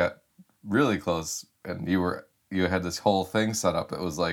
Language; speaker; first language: English; native; English